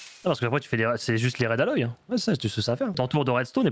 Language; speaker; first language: French; native; French